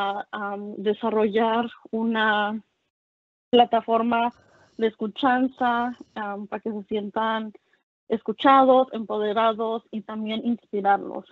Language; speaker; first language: Spanish; early bilingual, heritage; Spanish